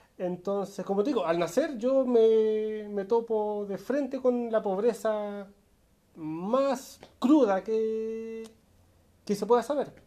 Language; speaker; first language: Spanish; native; Spanish